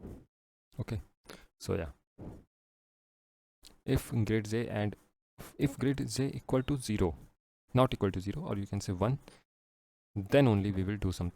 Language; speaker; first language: English; non-native, local second language; Hindi